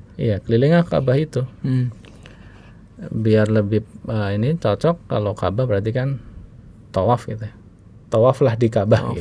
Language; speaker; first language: Indonesian; native; Indonesian